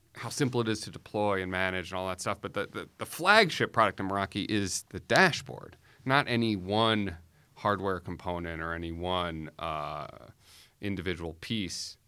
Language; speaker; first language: English; native; English